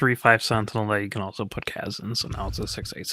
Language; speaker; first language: English; native; English